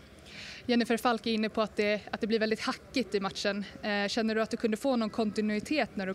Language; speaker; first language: Swedish; native; Swedish